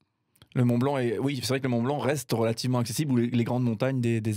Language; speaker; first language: French; native; French